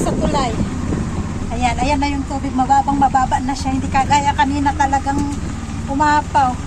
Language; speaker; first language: Filipino; native; Filipino